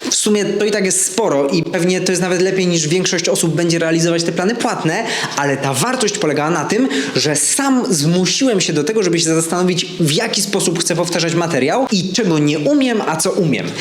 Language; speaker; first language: Polish; native; Polish